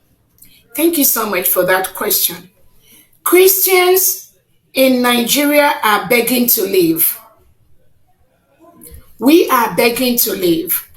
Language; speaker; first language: English; non-native, local second language; Igbo